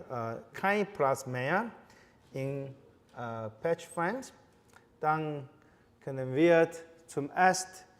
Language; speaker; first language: German; non-native, fluent; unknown